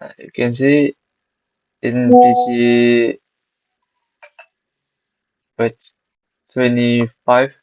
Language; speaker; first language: English; non-native, learner; Indonesian